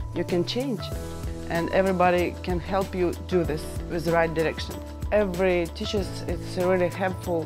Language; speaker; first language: English; non-native, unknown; Russian